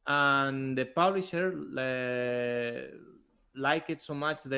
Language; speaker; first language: English; non-native, learner; Spanish